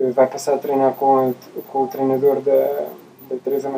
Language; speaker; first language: Portuguese; native; Portuguese